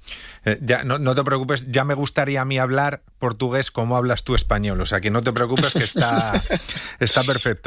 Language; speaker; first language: Spanish; native; Spanish